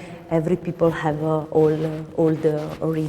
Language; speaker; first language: English; non-native, learner; Italian